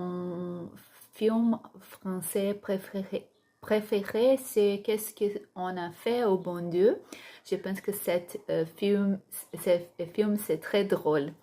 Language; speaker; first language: French; non-native, learner; Portuguese